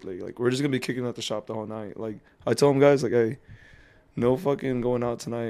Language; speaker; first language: English; early bilingual, other home language; Spanish